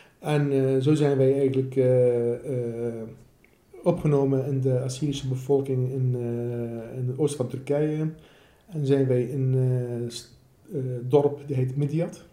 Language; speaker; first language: Dutch; non-native, fluent; Assyrian Neo-Aramaic